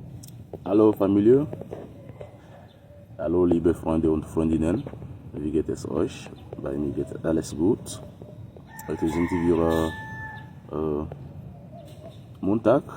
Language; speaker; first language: German; non-native, learner; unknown